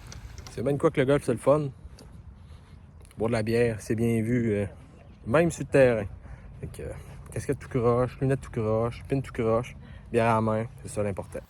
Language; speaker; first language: French; native; French